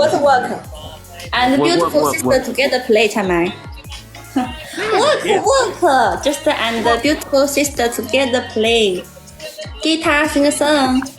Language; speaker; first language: English; non-native, learner; Thai